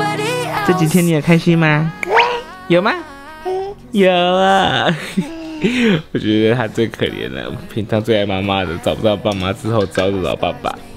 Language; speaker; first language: Chinese; native; Chinese